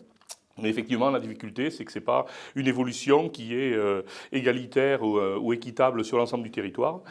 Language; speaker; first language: French; native; French